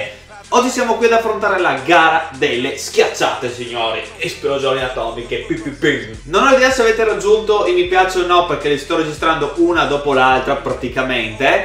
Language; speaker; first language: Italian; native; Italian